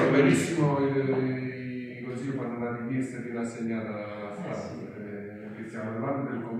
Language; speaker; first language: Italian; native; Italian